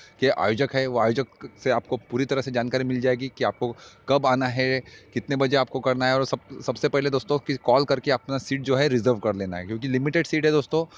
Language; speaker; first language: Hindi; non-native, local second language; Marathi